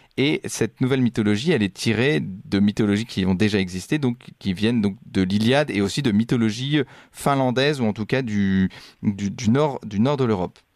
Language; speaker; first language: French; native; French